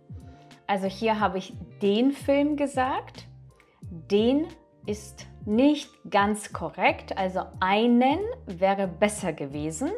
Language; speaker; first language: German; non-native, fluent; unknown